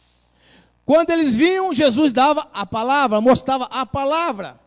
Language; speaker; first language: Portuguese; native; Portuguese